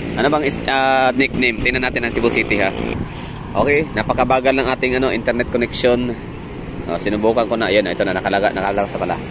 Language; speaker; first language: Filipino; non-native, local second language; Cebuano